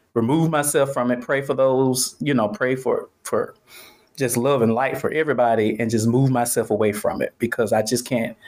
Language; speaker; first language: English; native; English